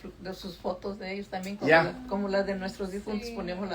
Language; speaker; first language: Spanish; native; Spanish